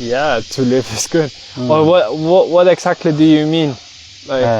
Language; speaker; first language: English; non-native, fluent; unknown